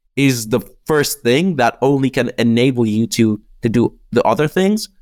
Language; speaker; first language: English; non-native, fluent; Czech